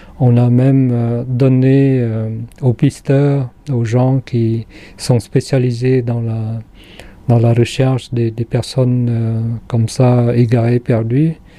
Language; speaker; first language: French; non-native, fluent; Khmer